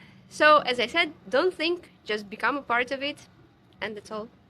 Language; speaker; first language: English; non-native, fluent; Ukrainian